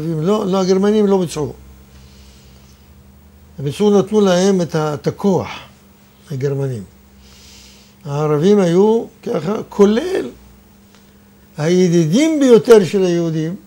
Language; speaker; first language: Hebrew; non-native, fluent; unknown